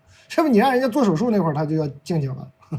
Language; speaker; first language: Chinese; native; Chinese